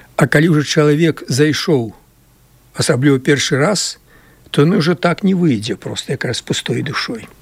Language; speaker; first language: Belarusian; native; Belarusian